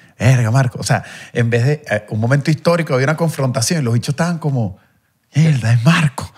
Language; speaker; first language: Spanish; native; Spanish